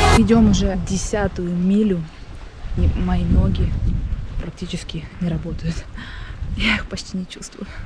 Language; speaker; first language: Russian; native; Russian